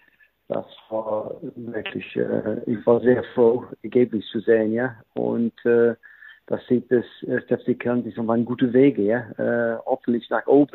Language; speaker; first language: German; non-native, fluent; English